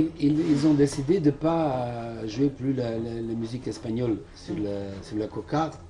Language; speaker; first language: French; non-native, fluent; Serbian